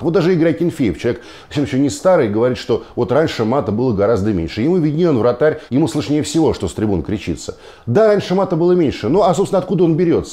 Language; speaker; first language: Russian; native; Russian